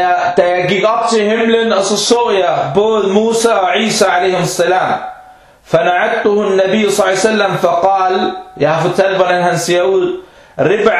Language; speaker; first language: Danish; non-native, fluent; Arabic